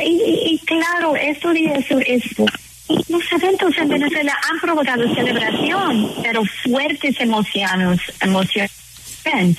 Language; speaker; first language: Spanish; non-native, fluent; English